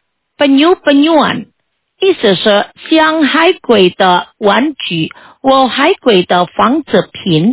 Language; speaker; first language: Chinese; non-native, fluent; Indonesian